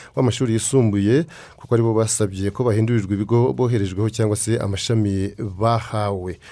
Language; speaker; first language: Kinyarwanda; native; Kinyarwanda